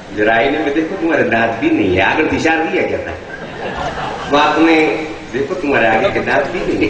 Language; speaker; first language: Hindi; non-native, local second language; Gujarati